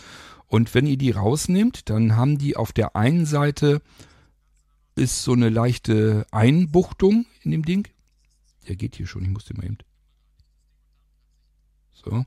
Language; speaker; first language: German; native; German